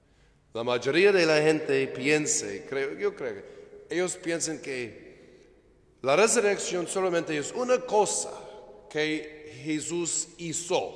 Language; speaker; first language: Spanish; non-native, fluent; English